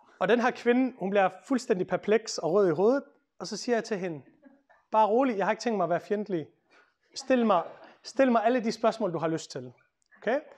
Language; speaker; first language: Danish; native; Danish